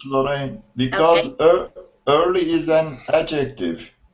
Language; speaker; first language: English; non-native, learner; Turkish